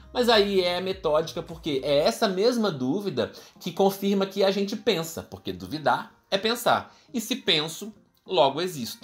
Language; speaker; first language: Portuguese; native; Portuguese